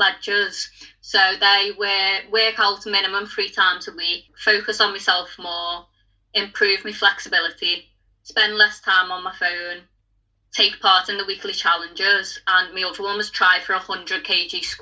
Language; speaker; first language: English; native; English